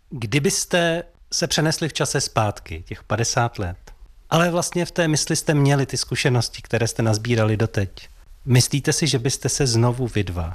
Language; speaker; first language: Czech; native; Czech